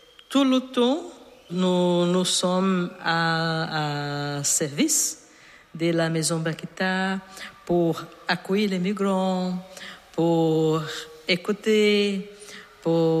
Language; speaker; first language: French; non-native, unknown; Portuguese